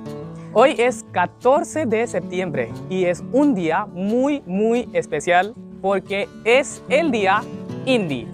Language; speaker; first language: Spanish; non-native, learner; Hindi